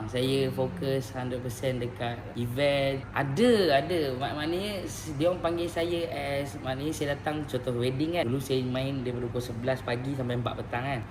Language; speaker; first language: Malay; native; Malay